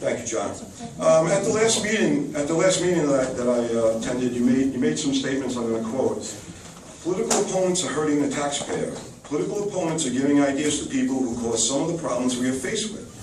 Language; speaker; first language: English; native; English